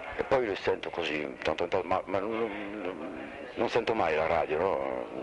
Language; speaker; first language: Italian; non-native, fluent; French